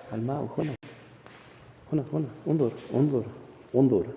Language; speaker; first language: Arabic; non-native, learner; English